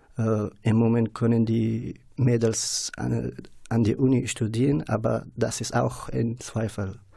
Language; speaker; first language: German; non-native, fluent; Persian